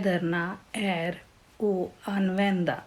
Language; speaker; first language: Swedish; non-native, fluent; Urdu